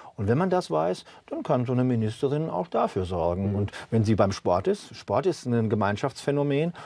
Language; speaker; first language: German; native; German